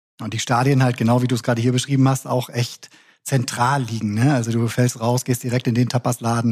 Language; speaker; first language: German; native; German